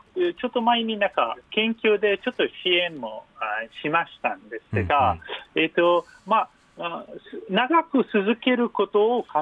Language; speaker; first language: Japanese; non-native, fluent; Persian